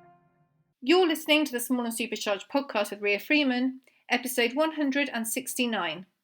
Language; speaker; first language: English; native; English